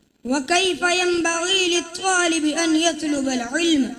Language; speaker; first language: Arabic; non-native, learner; Urdu